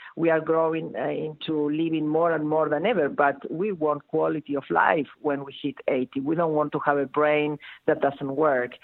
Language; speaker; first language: English; non-native, fluent; Spanish